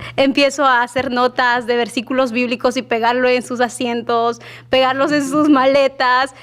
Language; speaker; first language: Spanish; native; Spanish